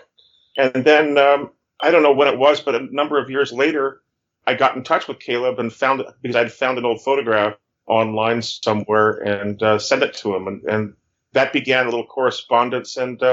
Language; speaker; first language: English; native; English